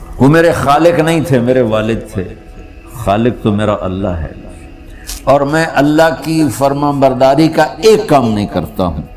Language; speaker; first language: Urdu; non-native, local second language; Punjabi